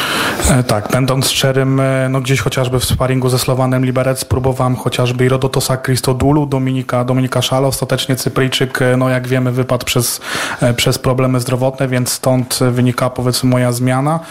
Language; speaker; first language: Polish; native; Polish